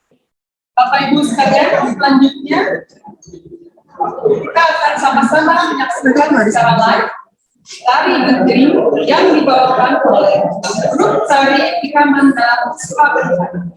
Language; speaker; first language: Indonesian; native; Indonesian